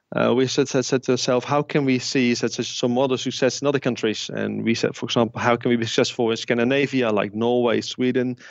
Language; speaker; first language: English; non-native, fluent; Dutch